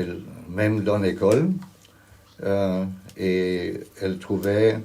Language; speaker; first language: French; non-native, learner; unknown